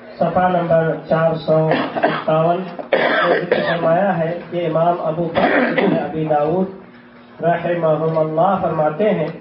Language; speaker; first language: Urdu; native; Urdu